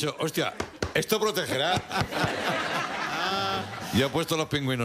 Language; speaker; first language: Spanish; native; Spanish